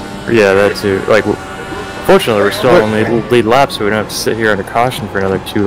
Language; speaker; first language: English; native; English